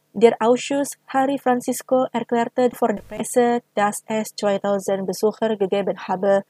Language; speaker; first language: German; non-native, fluent; Indonesian